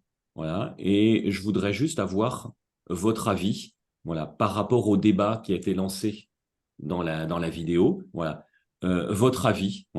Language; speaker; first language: French; native; French